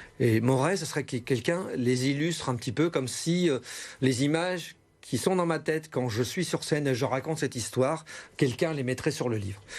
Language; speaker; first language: French; native; French